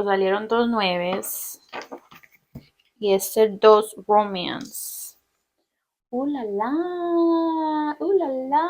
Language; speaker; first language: Spanish; early bilingual, heritage; Spanish